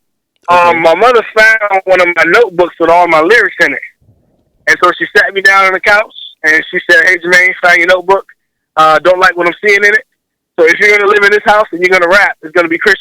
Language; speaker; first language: English; native; English